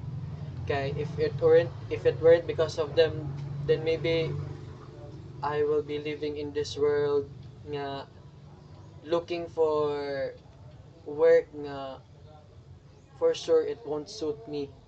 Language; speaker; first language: English; non-native, local second language; Cebuano